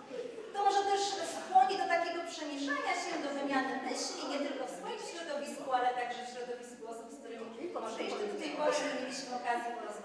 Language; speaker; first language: Polish; native; Polish